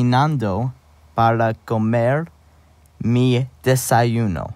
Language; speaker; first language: Spanish; non-native, learner; English